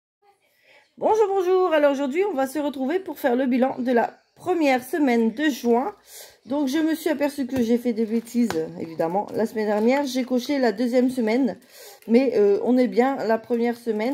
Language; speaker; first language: French; native; French